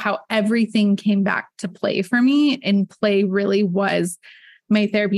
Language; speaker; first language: English; native; English